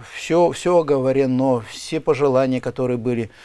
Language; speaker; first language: Russian; native; Russian